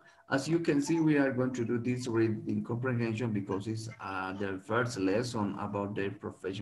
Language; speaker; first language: English; non-native, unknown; Spanish